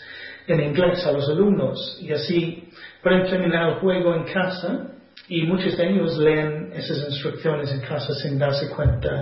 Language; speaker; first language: Spanish; non-native, fluent; English